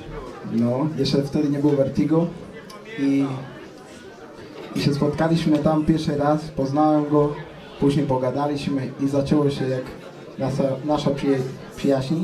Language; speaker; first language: Polish; non-native, fluent; Ukrainian